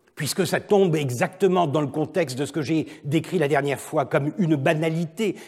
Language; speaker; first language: French; non-native, fluent; Turkish